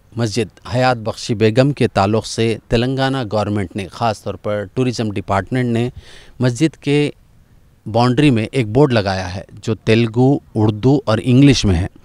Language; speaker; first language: Hindi; non-native, local second language; Urdu